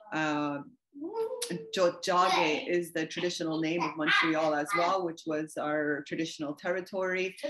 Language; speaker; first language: English; native; English